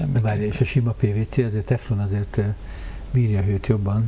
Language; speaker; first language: Hungarian; native; Hungarian